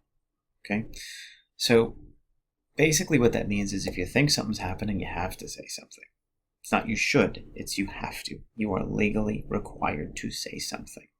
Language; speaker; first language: English; native; English